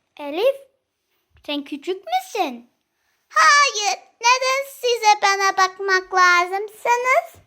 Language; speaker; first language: Turkish; early bilingual, heritage; Turkish